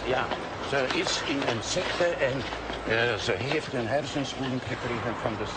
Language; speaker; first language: Dutch; non-native, fluent; Hungarian